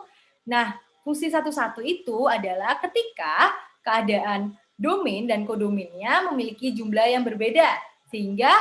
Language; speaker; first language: Indonesian; native; Indonesian